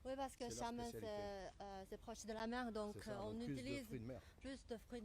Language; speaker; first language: French; non-native, fluent; Chinese